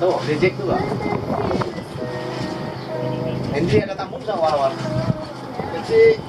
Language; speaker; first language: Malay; non-native, local second language; Chinese